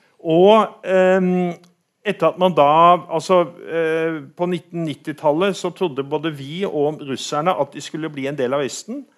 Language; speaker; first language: Norwegian; native; Norwegian